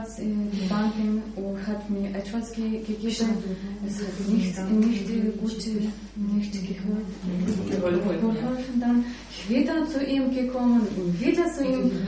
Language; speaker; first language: German; non-native, learner; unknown